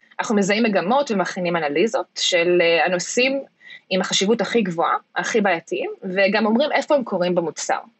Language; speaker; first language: Hebrew; early bilingual, heritage; Hebrew